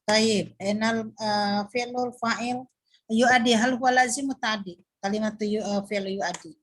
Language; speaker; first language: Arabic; non-native, fluent; Indonesian